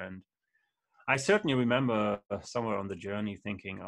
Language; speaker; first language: English; non-native, fluent; German